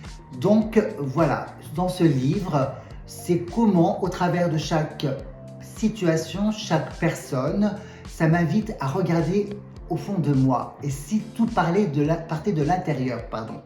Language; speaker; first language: French; native; French